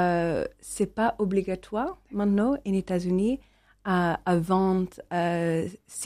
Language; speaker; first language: French; non-native, learner; English